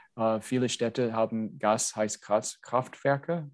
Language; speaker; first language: German; non-native, fluent; English